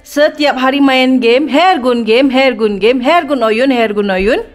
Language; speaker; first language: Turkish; non-native, learner; Indonesian